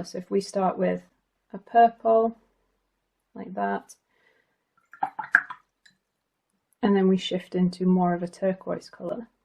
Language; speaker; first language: English; native; English